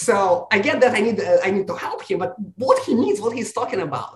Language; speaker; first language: English; non-native, fluent; Russian